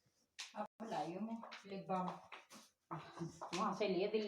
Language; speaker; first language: Hindi; native; Hindi